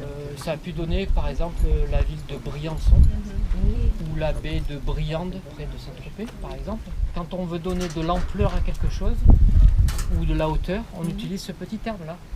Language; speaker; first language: French; native; French